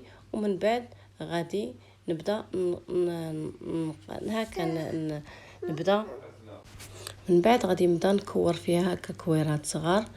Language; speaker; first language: Arabic; native; Arabic